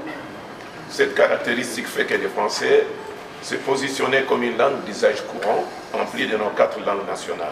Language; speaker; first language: French; non-native, local second language; Lingala